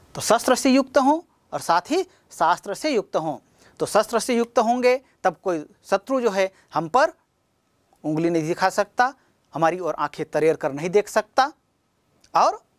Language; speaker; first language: Hindi; native; Hindi